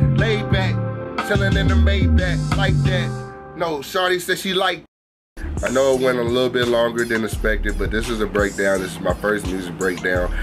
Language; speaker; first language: English; native; English